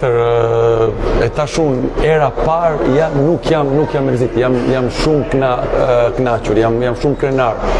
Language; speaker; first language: Albanian; non-native, learner; Serbian